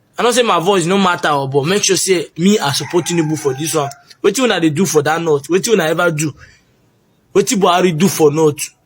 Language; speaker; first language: Nigerian Pidgin; native; Nigerian Pidgin